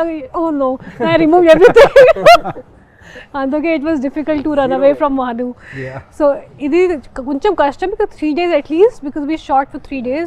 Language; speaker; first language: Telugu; non-native, learner; Hindi